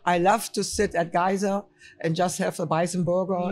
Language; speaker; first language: English; non-native, fluent; German